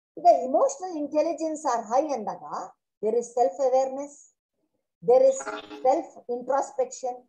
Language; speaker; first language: English; non-native, local second language; Kannada